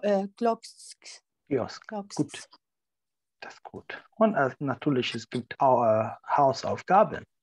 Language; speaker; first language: German; non-native, learner; Arabic